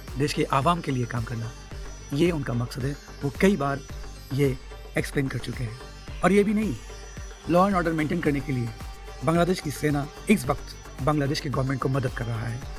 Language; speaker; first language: Hindi; non-native, fluent; Bangla